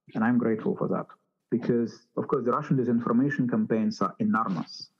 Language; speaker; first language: English; non-native, fluent; Ukrainian